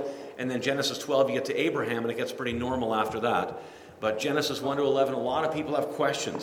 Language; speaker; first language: English; native; English